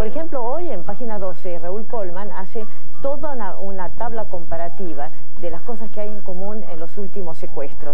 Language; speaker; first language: Spanish; native; Spanish